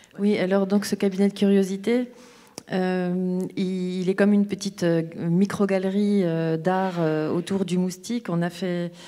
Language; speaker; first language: French; native; French